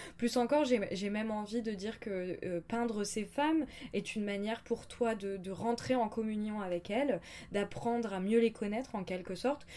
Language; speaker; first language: French; native; French